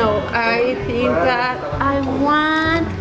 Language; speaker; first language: English; non-native, learner; Spanish